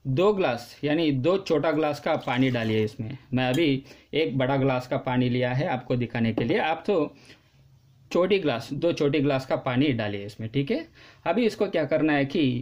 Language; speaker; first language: Hindi; non-native, local second language; Telugu